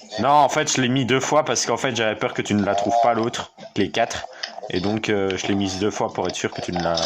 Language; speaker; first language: French; native; French